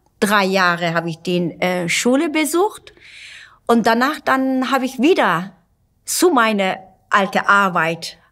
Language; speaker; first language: German; non-native, learner; Turkish